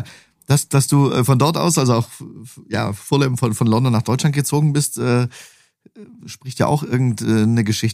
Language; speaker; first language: German; native; German